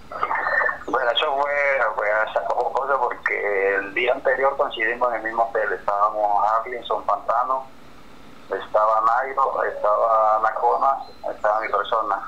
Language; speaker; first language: Spanish; native; Spanish